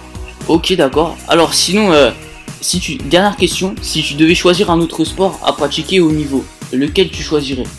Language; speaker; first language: French; native; French